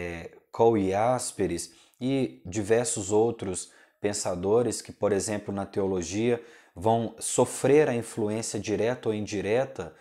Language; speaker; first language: Portuguese; native; Portuguese